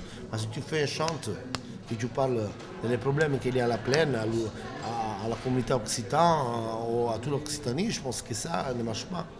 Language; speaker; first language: French; non-native, learner; Italian